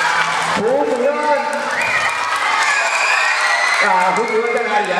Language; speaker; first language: Chinese; native; Chinese